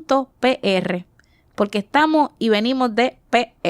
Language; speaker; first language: Spanish; native; Spanish